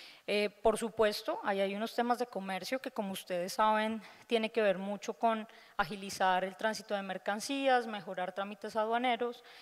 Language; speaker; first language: Spanish; native; Spanish